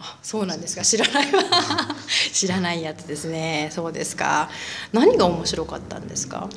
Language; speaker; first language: Japanese; native; Japanese